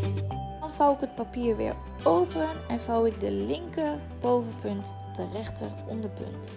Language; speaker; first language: Dutch; native; Dutch